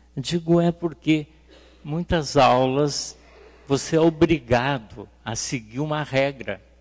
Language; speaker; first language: Portuguese; native; Portuguese